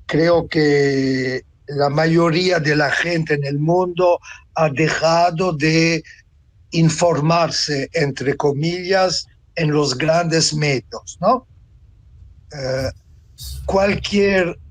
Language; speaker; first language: Spanish; non-native, fluent; Italian